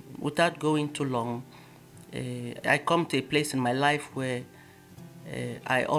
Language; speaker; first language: English; non-native, local second language; Igbo